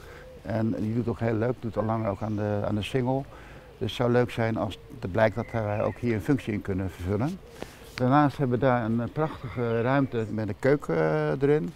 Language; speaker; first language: Dutch; native; Dutch